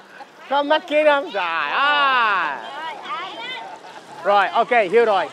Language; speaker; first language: Vietnamese; non-native, learner; English